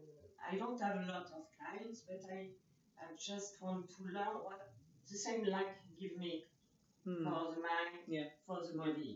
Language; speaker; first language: English; non-native, learner; French